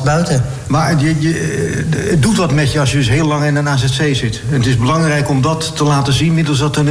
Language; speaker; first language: Dutch; native; Dutch